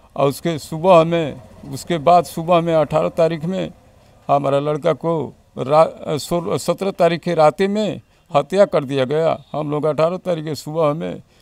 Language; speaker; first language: Hindi; native; Hindi